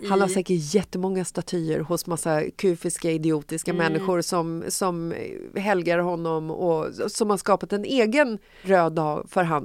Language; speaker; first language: Swedish; native; Swedish